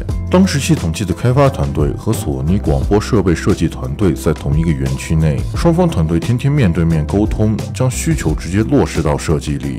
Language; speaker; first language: Chinese; native; Chinese